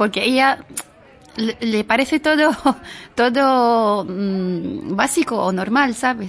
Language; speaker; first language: Spanish; non-native, fluent; Arabic